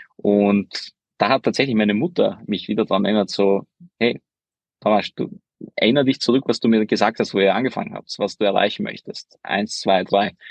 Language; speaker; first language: German; early bilingual, other home language; Hungarian